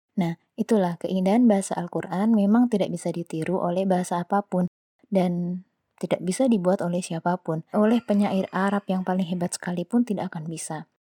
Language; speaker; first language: Indonesian; non-native, local second language; Javanese